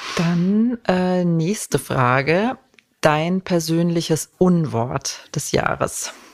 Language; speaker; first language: German; native; German